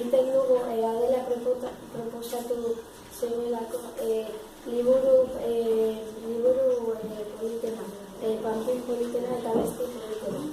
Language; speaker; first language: Basque; non-native, local second language; Spanish